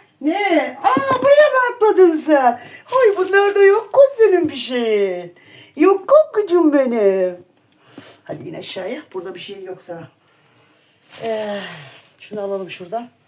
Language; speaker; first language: Turkish; native; Turkish